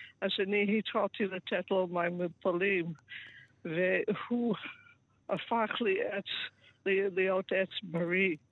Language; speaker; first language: Hebrew; non-native, fluent; English